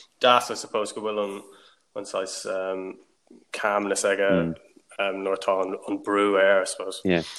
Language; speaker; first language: Irish; non-native, local second language; English